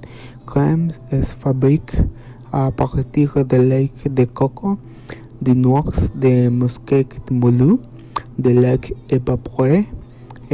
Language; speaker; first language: French; non-native, learner; Spanish